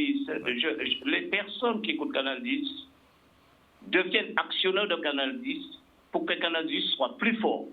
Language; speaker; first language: French; native; French